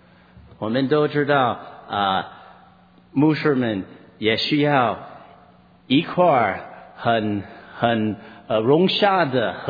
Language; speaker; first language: Chinese; non-native, fluent; English